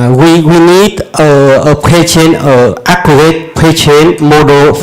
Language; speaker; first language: English; non-native, learner; Vietnamese